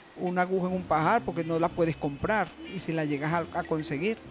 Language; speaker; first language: Spanish; native; Spanish